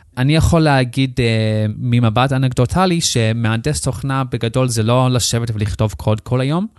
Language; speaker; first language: Hebrew; non-native, fluent; English